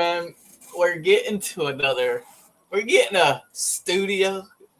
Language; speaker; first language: English; native; English